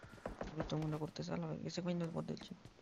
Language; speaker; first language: Spanish; native; Spanish